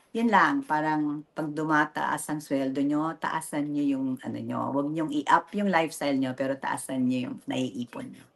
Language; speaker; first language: Filipino; native; Filipino